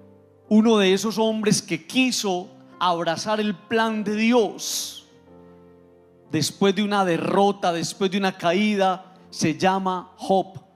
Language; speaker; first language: Spanish; native; Spanish